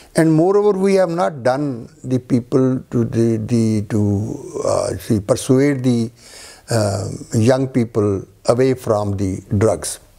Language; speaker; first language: English; non-native, local second language; Punjabi